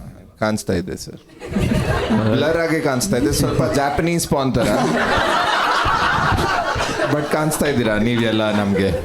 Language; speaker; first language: Kannada; non-native, local second language; Punjabi